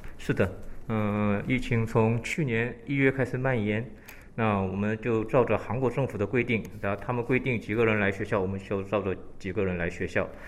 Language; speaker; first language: Chinese; early bilingual, heritage; Chinese